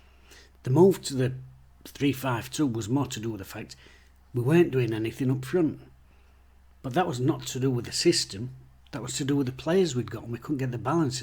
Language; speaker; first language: English; native; English